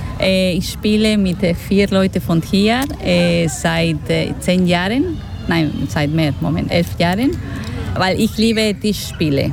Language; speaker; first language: German; non-native, learner; Spanish